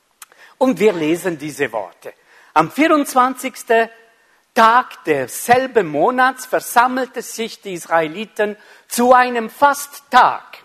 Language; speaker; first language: German; non-native, fluent; Italian